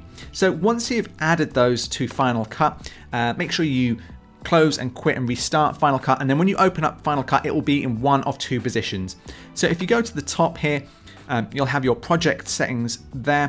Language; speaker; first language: English; native; English